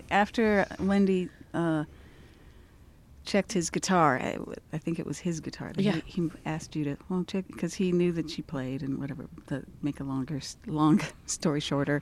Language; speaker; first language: English; native; English